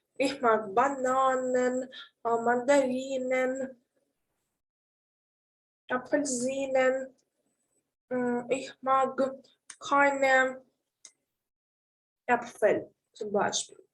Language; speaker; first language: German; non-native, fluent; Ukrainian